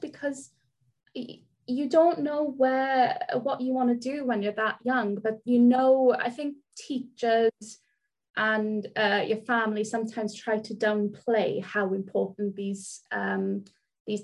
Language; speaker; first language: English; non-native, local second language; Welsh